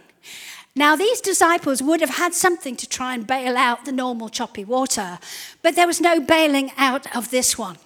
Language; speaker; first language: English; native; English